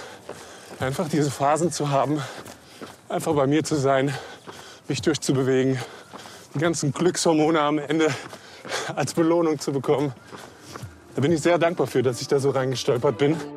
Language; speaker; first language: German; native; German